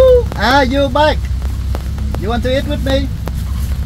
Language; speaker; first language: English; non-native, learner; Vietnamese